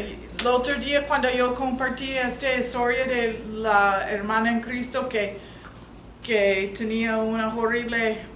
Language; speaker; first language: Spanish; non-native, learner; English